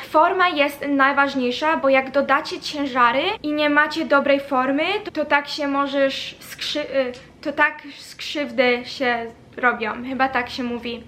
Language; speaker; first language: Polish; early bilingual, heritage; Polish